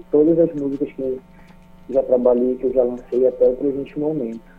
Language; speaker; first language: Portuguese; native; Portuguese